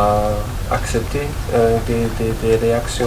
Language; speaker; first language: French; non-native, learner; German